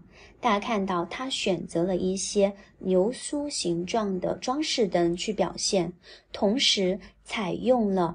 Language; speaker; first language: Chinese; native; Chinese